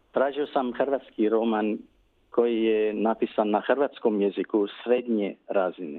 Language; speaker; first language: Serbian; non-native, learner; English